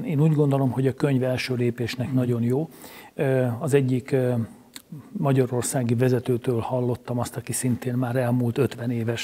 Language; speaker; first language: Hungarian; native; Hungarian